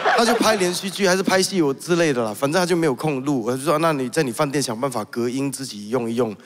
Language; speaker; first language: Chinese; native; Chinese